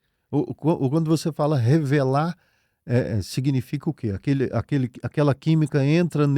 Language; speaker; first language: Portuguese; native; Portuguese